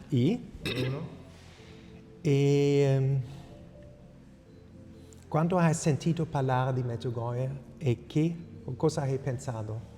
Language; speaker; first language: Italian; non-native, fluent; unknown